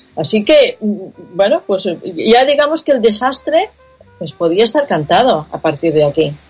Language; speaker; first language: Spanish; non-native, local second language; Catalan